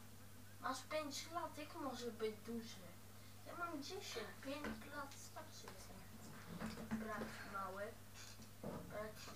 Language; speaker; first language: Polish; early bilingual, heritage; Dutch